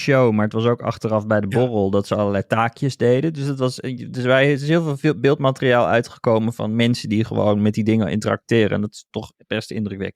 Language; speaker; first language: Dutch; native; Dutch